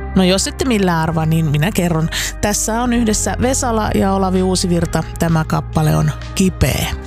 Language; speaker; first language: Finnish; native; Finnish